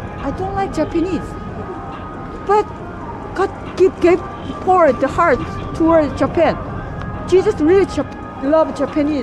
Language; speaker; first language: English; non-native, learner; Korean